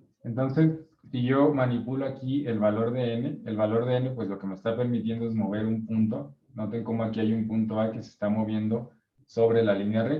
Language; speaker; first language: Spanish; native; Spanish